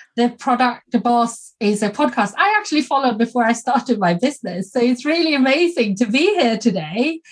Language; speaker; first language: English; non-native, fluent; Swedish